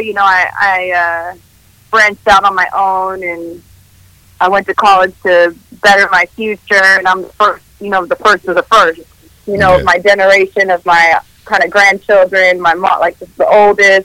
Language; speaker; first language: English; early bilingual, other home language; Spanish